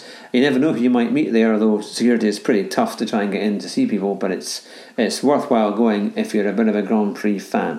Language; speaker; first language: English; native; English